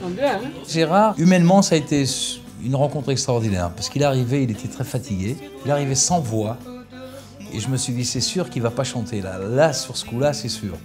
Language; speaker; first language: French; early bilingual, other home language; Portuguese